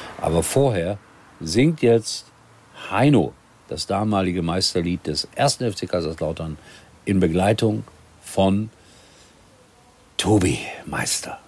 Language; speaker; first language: German; native; German